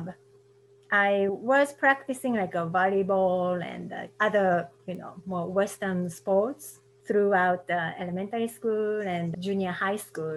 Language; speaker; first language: English; non-native, fluent; Japanese